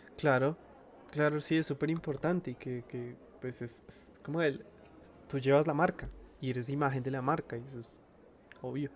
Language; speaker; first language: Spanish; native; Spanish